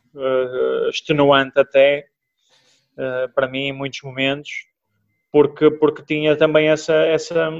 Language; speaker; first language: Portuguese; native; Portuguese